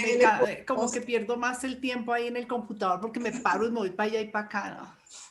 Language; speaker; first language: Spanish; native; Spanish